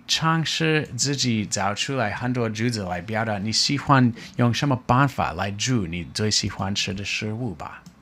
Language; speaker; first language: Chinese; non-native, fluent; English